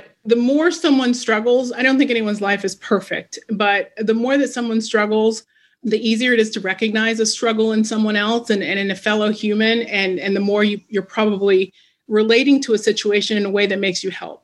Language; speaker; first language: English; non-native, fluent; Spanish